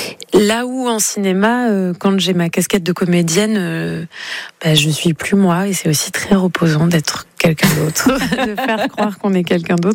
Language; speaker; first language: French; native; French